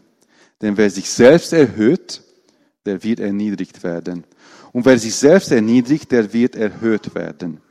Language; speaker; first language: German; non-native, fluent; Romanian